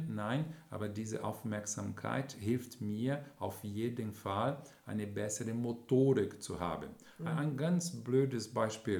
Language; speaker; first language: German; non-native, fluent; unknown